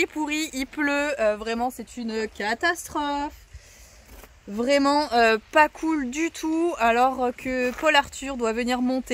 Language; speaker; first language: French; native; French